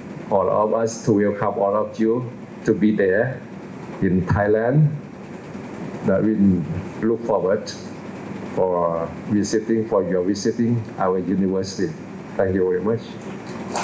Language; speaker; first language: English; non-native, fluent; Thai